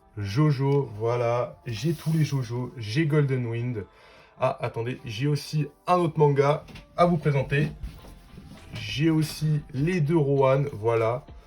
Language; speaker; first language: French; native; French